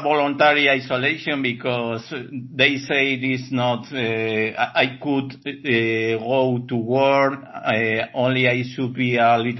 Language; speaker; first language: English; non-native, learner; Spanish